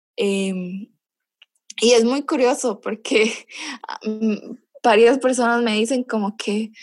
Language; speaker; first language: Spanish; native; Spanish